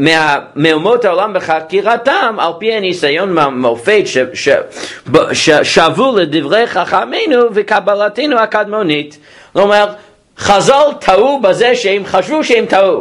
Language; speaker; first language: Hebrew; non-native, fluent; English